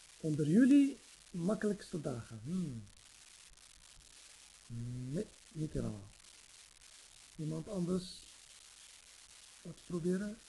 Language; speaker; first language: Dutch; non-native, fluent; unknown